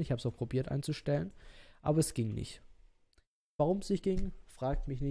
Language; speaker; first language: German; native; German